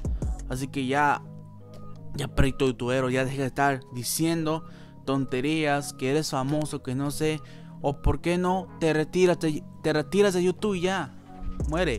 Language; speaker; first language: Spanish; native; Spanish